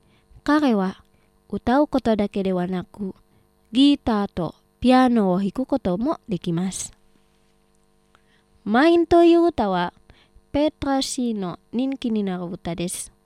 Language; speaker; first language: Japanese; non-native, fluent; Indonesian